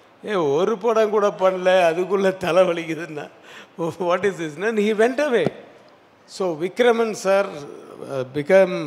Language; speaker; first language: Telugu; non-native, learner; Tamil